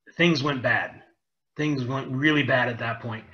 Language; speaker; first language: English; native; English